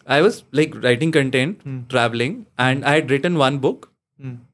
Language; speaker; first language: English; non-native, local second language; Punjabi